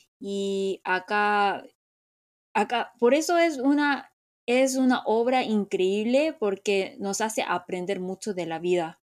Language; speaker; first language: Spanish; non-native, fluent; Korean